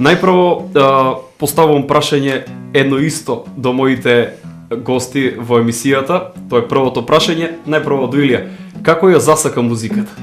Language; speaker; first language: Macedonian; native; Macedonian